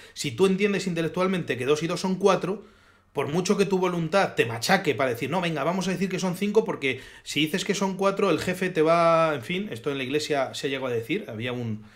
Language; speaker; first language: Spanish; native; Spanish